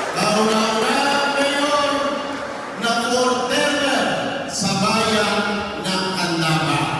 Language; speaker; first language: Filipino; non-native, local second language; Pampanga